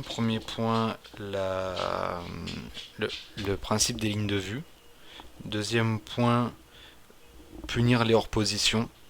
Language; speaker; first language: French; native; French